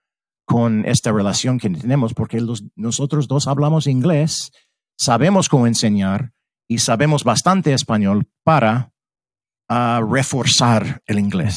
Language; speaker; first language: Spanish; early bilingual, heritage; English